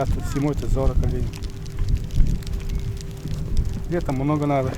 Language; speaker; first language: Russian; non-native, local second language; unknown